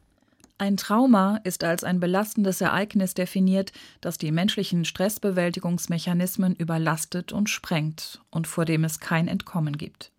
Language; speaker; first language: German; native; German